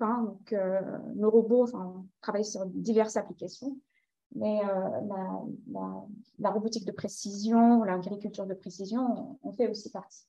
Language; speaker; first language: French; native; French